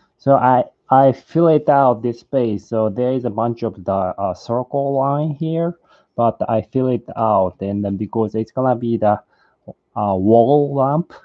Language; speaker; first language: English; non-native, learner; Japanese